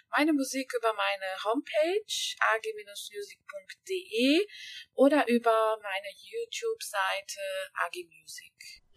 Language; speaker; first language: German; early bilingual, other home language; Hungarian